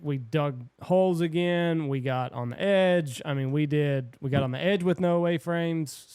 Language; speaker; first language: English; native; English